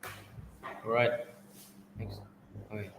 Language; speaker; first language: English; non-native, learner; Indonesian